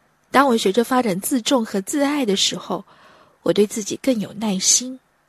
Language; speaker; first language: Chinese; native; Chinese